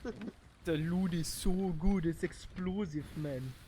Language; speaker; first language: English; non-native, fluent; Dutch